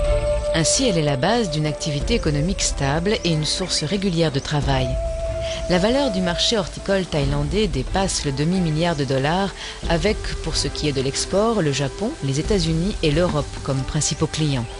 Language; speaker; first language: French; native; French